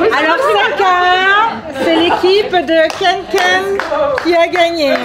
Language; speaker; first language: French; native; French